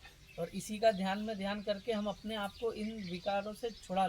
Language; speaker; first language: Hindi; native; Hindi